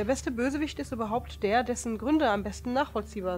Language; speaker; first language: German; native; German